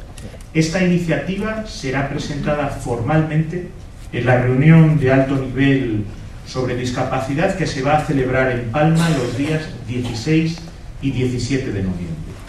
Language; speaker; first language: Spanish; native; Spanish